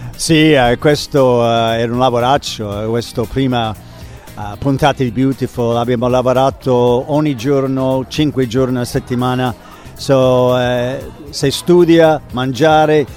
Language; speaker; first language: Italian; non-native, fluent; English